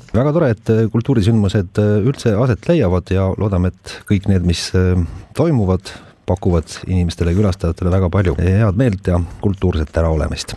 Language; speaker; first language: Estonian; native; Estonian